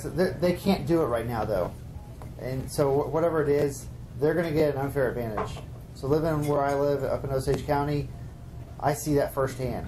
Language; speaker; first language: English; native; English